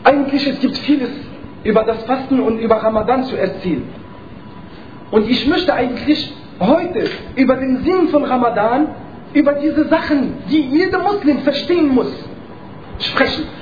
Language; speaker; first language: German; non-native, fluent; Arabic